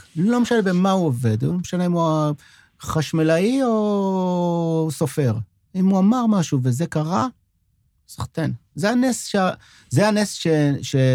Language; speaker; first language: Hebrew; non-native, local second language; French